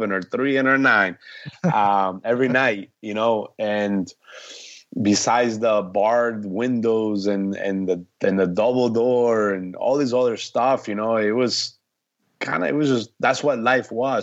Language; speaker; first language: English; early bilingual, other home language; Spanish